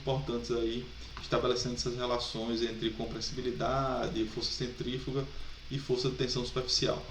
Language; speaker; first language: Portuguese; native; Portuguese